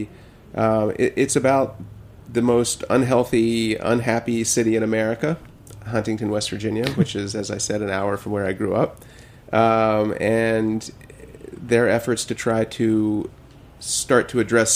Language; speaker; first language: English; native; English